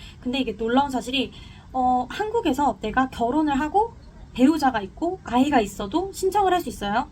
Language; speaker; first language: Korean; native; Korean